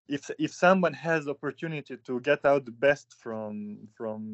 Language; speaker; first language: English; non-native, fluent; Serbian